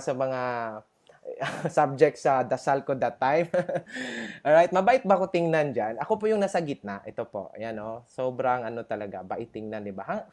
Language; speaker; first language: Filipino; non-native, local second language; Cebuano